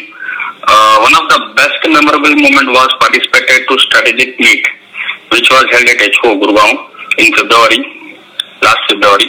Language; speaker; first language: English; non-native, local second language; Urdu